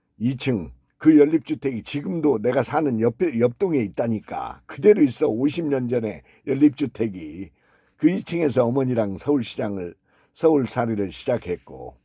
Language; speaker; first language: Korean; native; Korean